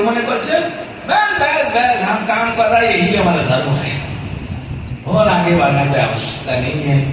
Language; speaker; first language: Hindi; non-native, local second language; Bangla